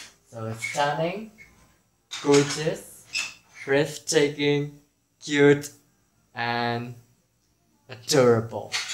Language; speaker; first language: English; non-native, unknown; Indonesian